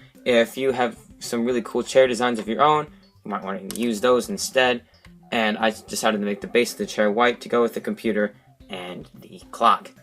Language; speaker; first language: English; native; English